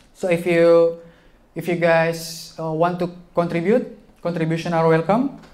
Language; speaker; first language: English; non-native, fluent; Indonesian